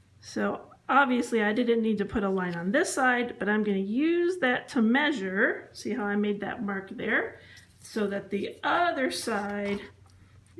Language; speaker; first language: English; native; English